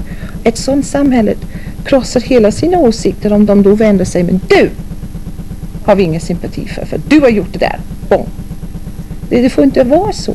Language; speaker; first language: Swedish; non-native, fluent; English